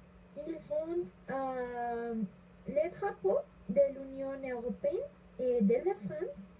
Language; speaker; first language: French; non-native, learner; Spanish